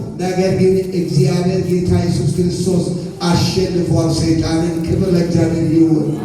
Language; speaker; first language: Amharic; non-native, local second language; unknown